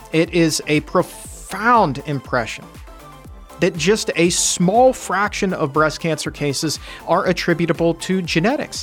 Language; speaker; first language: English; native; English